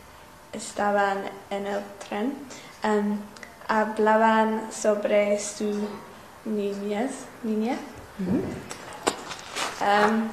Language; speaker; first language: Spanish; non-native, learner; English